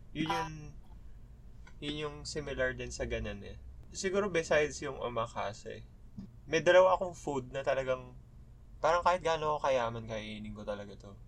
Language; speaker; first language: Filipino; native; Filipino